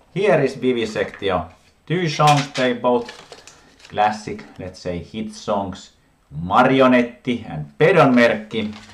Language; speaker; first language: English; non-native, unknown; Finnish